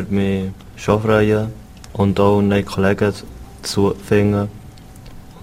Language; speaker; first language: German; non-native, learner; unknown